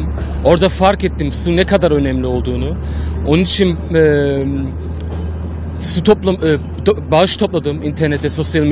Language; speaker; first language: Turkish; early bilingual, heritage; Turkish